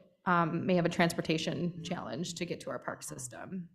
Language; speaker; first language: English; native; English